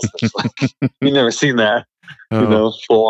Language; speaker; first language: English; native; English